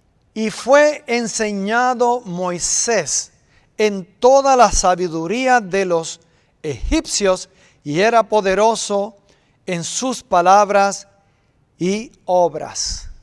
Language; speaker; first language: Spanish; native; Spanish